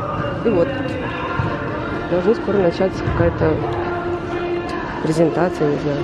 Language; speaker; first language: Russian; native; Russian